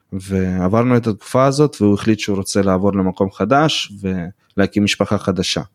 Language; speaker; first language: Hebrew; early bilingual, other home language; Russian